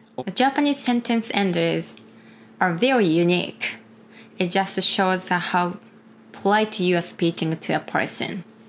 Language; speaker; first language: English; non-native, fluent; Japanese